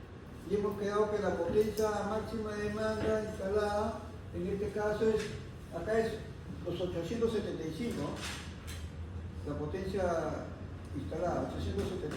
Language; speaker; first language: Spanish; native; Spanish